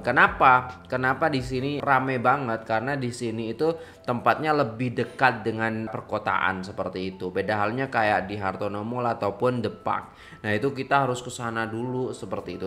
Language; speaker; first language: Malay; non-native, local second language; Javanese